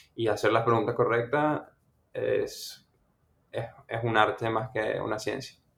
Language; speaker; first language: Spanish; native; Spanish